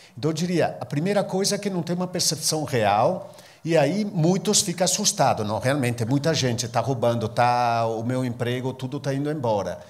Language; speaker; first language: Portuguese; non-native, fluent; Italian